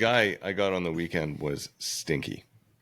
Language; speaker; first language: English; native; English